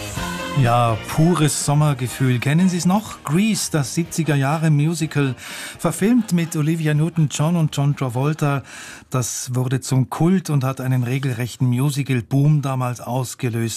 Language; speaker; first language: German; native; German